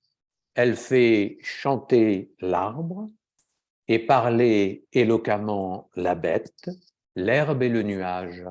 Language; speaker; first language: French; native; French